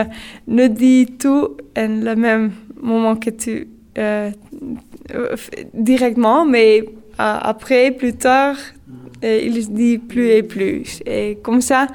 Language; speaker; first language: French; non-native, learner; Dutch